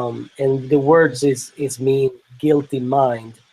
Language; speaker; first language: English; non-native, fluent; Swedish